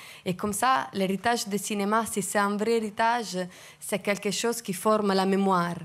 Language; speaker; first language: French; non-native, fluent; Italian